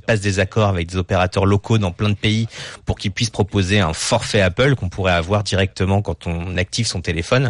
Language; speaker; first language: French; native; French